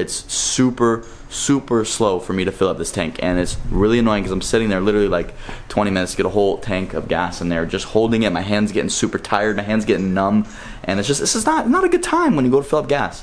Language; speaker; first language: English; native; English